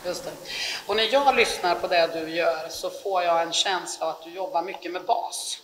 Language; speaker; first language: Swedish; native; Swedish